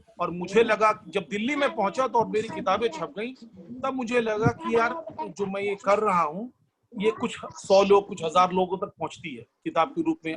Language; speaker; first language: Hindi; non-native, local second language; Bangla